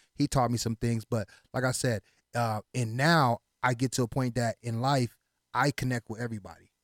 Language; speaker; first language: English; early bilingual, other home language; Haitian Creole